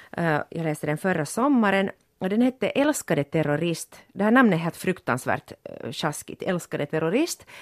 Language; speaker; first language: Swedish; non-native, local second language; Finnish